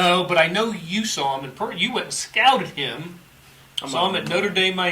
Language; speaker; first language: English; native; English